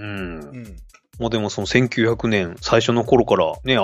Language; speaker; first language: Japanese; native; Japanese